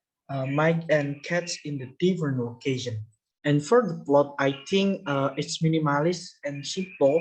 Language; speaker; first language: English; non-native, learner; Indonesian